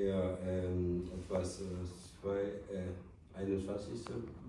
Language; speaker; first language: German; non-native, learner; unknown